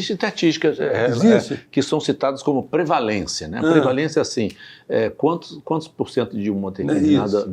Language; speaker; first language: Portuguese; native; Portuguese